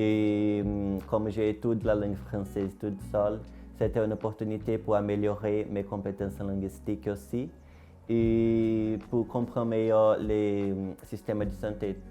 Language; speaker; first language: French; non-native, learner; Portuguese